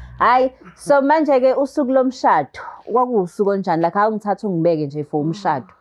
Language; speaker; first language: Zulu; native; Zulu